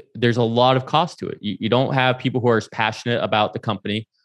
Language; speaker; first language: English; native; English